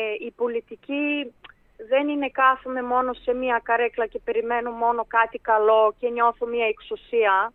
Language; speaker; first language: Greek; non-native, fluent; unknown